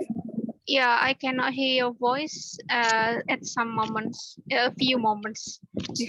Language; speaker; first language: English; non-native, learner; Indonesian